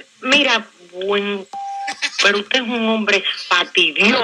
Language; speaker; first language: Spanish; native; Spanish